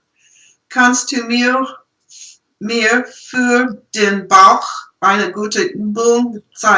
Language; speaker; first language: German; non-native, learner; English